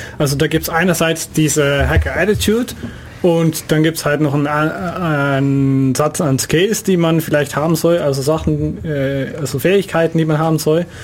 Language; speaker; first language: German; non-native, fluent; Dutch